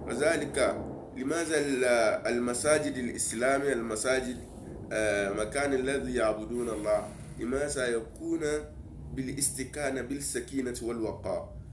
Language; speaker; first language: Arabic; non-native, learner; Yoruba